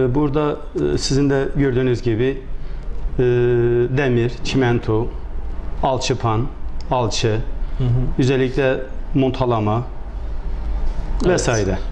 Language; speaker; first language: Turkish; native; Turkish